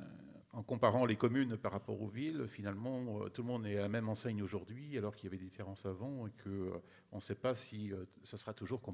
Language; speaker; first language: French; native; French